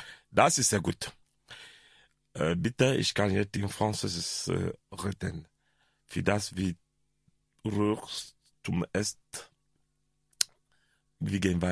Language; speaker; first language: German; non-native, learner; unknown